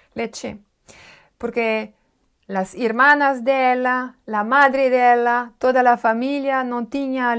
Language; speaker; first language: Spanish; non-native, learner; French